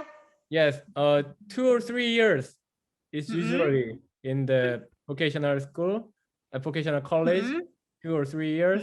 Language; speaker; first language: English; non-native, fluent; Korean